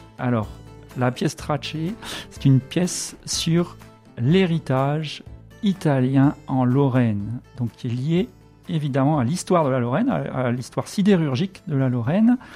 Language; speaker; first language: French; native; French